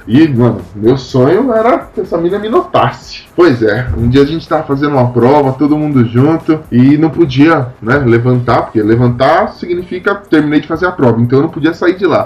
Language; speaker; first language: Portuguese; native; Portuguese